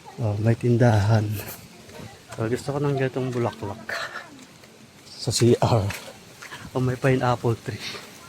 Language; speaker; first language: Filipino; non-native, local second language; Waray